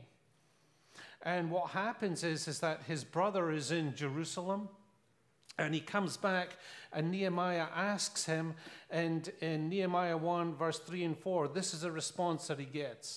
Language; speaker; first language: English; native; English